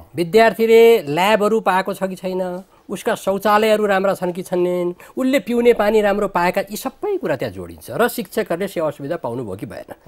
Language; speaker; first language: Nepali; native; Nepali